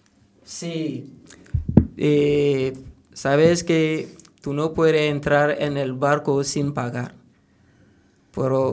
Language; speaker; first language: Spanish; non-native, learner; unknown